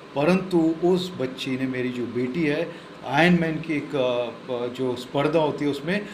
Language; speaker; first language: Hindi; non-native, local second language; Marathi